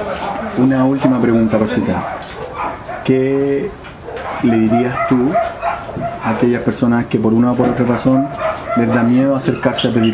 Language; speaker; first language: Spanish; native; Spanish